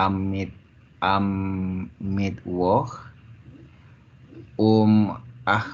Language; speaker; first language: German; non-native, learner; Indonesian